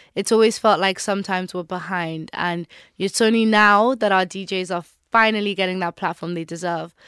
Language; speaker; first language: English; non-native, local second language; Yoruba